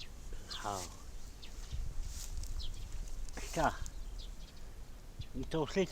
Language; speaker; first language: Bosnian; non-native, local second language; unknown